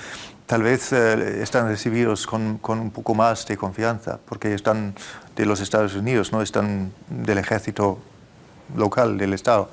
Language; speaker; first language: Spanish; non-native, fluent; German